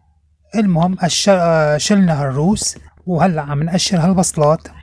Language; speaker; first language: Arabic; native; Arabic